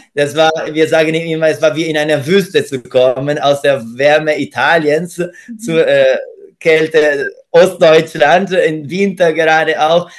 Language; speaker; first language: German; non-native, fluent; Italian